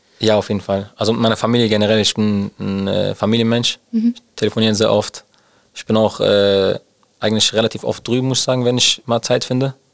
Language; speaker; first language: German; early bilingual, other home language; Turkish